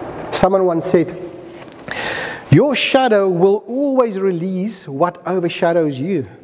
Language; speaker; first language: English; non-native, local second language; Afrikaans